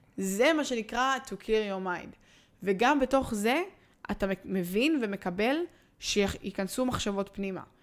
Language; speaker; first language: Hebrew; native; Hebrew